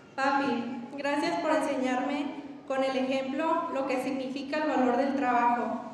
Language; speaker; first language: Spanish; early bilingual, other home language; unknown